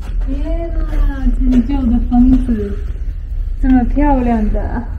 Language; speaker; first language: Chinese; non-native, fluent; Polish